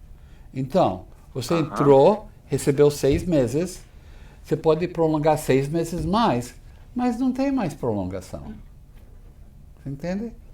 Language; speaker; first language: Portuguese; non-native, fluent; English